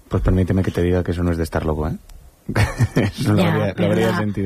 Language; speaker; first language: Spanish; native; Spanish